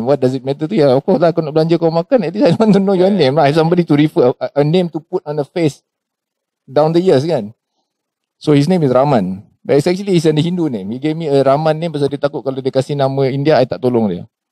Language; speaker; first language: English; non-native, local second language; Malay